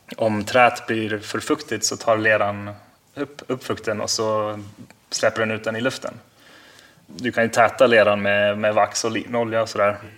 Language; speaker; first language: Swedish; early bilingual, heritage; Swedish